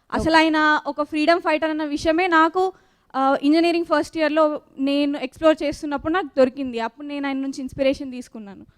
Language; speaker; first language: Telugu; native; Telugu